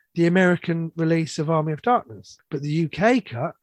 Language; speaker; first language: English; native; English